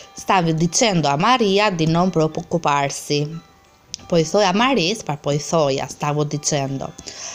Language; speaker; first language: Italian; non-native, fluent; Albanian